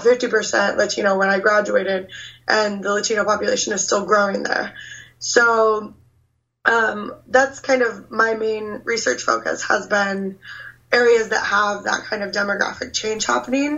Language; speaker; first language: English; native; English